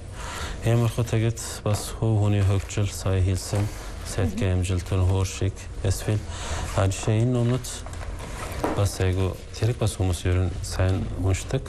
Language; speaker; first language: Mongolian; non-native, fluent; Turkish